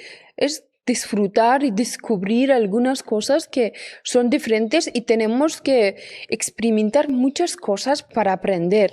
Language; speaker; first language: Spanish; non-native, fluent; Persian